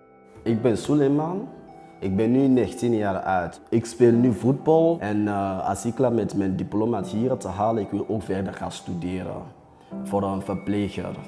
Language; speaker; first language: Dutch; non-native, learner; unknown